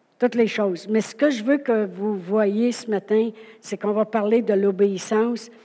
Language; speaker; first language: French; native; French